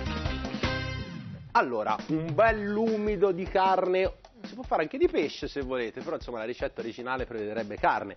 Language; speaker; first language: Italian; native; Italian